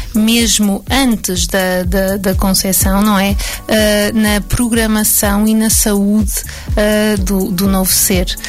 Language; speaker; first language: Portuguese; native; Portuguese